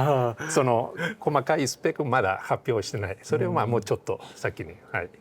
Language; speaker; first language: Japanese; non-native, fluent; Portuguese